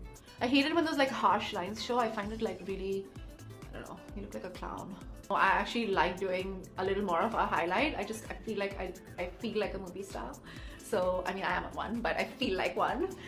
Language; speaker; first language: English; non-native, local second language; Hindi